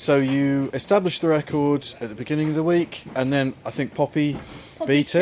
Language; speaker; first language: English; native; English